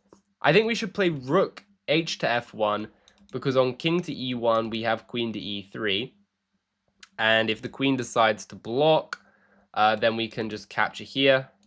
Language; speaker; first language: English; native; English